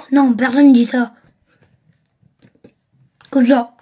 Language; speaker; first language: French; early bilingual, other home language; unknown